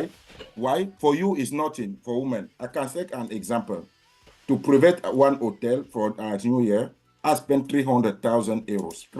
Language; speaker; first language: English; non-native, learner; French